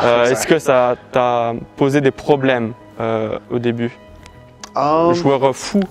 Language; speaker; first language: French; native; French